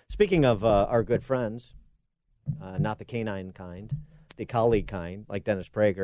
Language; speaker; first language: English; native; English